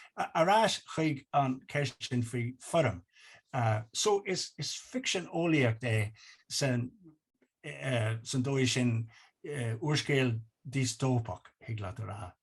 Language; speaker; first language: Irish; non-native, local second language; English